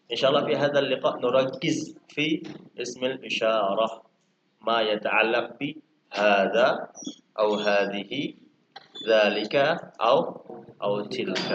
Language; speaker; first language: Arabic; non-native, fluent; Indonesian